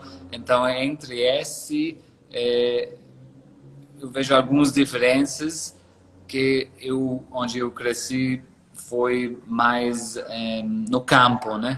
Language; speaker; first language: Portuguese; non-native, fluent; English